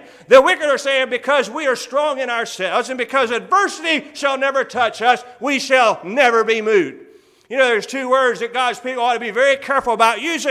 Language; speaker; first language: English; native; English